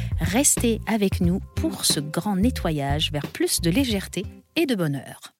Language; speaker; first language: French; native; French